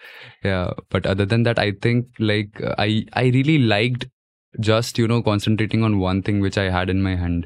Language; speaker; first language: English; non-native, local second language; Gujarati